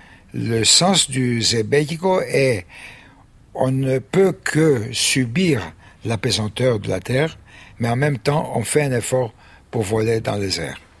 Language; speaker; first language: French; non-native, fluent; Greek